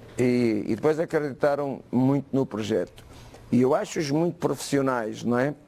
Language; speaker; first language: Portuguese; native; Portuguese